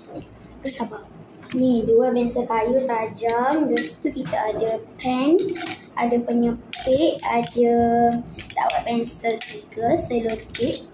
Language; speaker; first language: Malay; native; Malay